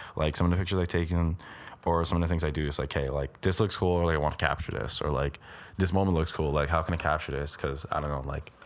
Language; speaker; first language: English; native; English